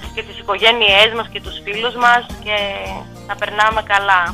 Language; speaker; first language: Greek; early bilingual, heritage; Russian